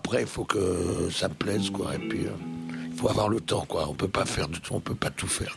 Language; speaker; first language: French; native; French